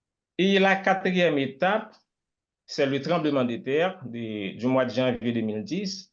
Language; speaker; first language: French; non-native, local second language; Haitian Creole